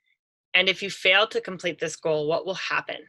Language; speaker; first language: English; native; English